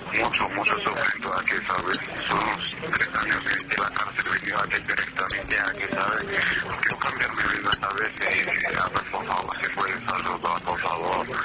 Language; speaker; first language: Spanish; non-native, learner; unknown